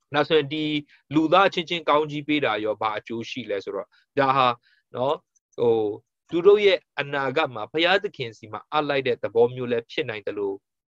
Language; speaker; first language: Burmese; non-native, local second language; Tedim Chin